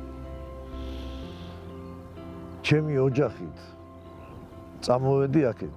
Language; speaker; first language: Georgian; native; Georgian